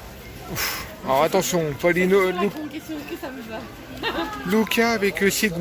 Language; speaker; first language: French; native; French